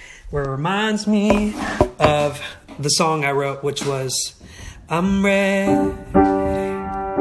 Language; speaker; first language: English; native; English